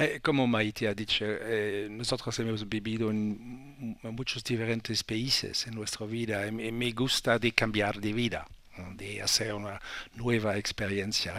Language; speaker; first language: Spanish; non-native, learner; French